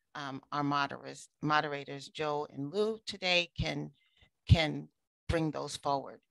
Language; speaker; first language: English; native; English